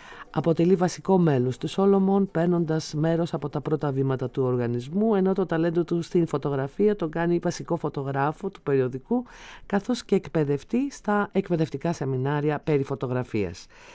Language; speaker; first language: Greek; native; Greek